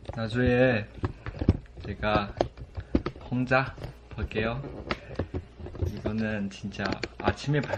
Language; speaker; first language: Korean; non-native, fluent; Chinese